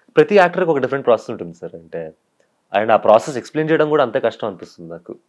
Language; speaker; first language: Telugu; native; Telugu